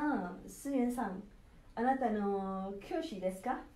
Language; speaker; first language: Japanese; non-native, learner; Malay